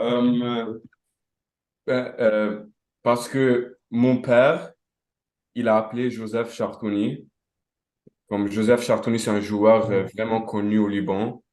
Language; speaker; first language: French; non-native, local second language; Arabic